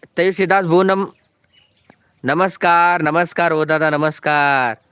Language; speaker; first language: Hindi; non-native, local second language; Marathi